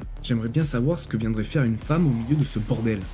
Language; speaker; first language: French; native; French